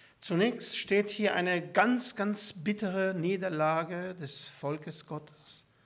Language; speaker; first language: German; non-native, fluent; Arabic